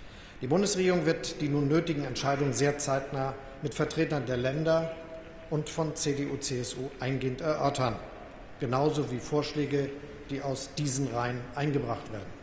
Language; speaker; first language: German; native; German